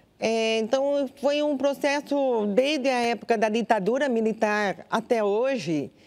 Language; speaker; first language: Portuguese; non-native, local second language; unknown